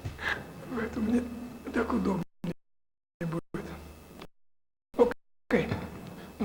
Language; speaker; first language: Russian; native; Russian